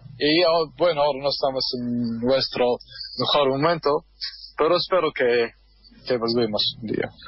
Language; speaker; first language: Spanish; non-native, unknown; Arabic